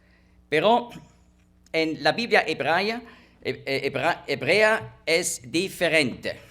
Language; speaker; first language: Spanish; non-native, fluent; German